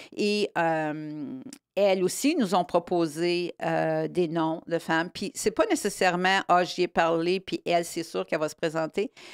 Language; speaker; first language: French; native; French